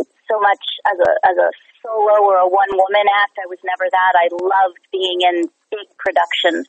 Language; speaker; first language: English; native; English